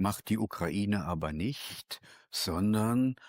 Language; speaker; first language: German; native; German